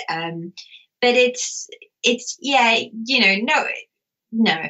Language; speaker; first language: English; native; English